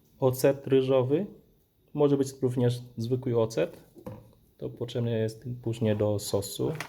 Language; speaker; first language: Polish; non-native, fluent; Vietnamese